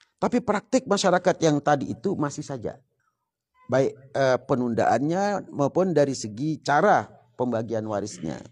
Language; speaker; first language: Indonesian; non-native, local second language; Sasak